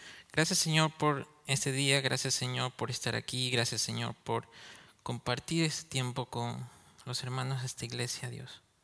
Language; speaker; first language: Spanish; native; Spanish